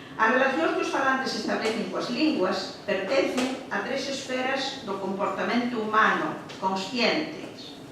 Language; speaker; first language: Galician; native; Galician